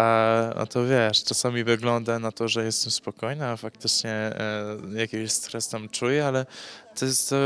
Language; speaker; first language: Polish; early bilingual, heritage; English